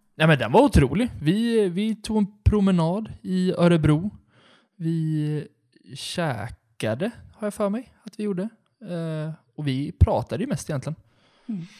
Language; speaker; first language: Swedish; native; Swedish